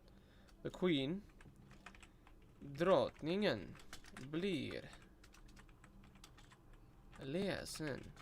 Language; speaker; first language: Swedish; non-native, learner; Russian